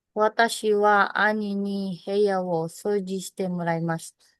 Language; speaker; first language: Japanese; non-native, learner; Filipino